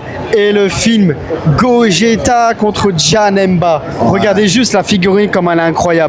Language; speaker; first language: French; native; French